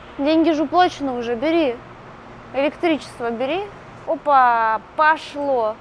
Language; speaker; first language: Russian; native; Russian